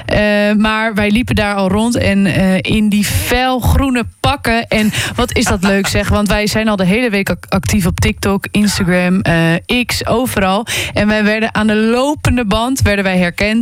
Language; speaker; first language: Dutch; native; Dutch